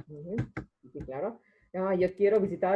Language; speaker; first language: Spanish; non-native, learner; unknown